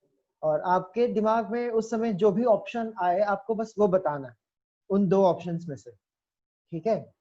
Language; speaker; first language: Hindi; native; Hindi